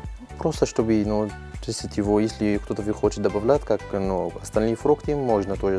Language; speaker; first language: Russian; non-native, learner; Arabic